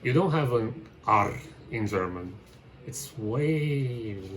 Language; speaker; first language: English; non-native, fluent; Portuguese